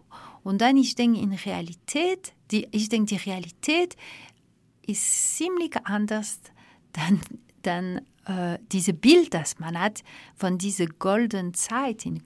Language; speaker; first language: German; non-native, learner; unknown